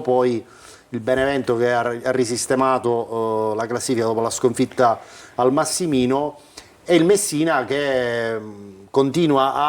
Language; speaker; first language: Italian; native; Italian